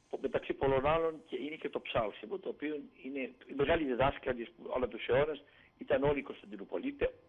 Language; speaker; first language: Greek; native; Greek